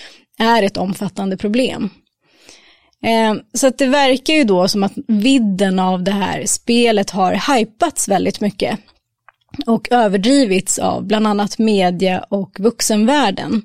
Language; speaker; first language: Swedish; native; Swedish